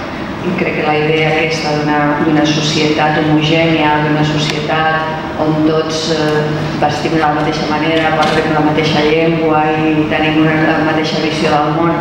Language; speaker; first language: Catalan; non-native, local second language; Spanish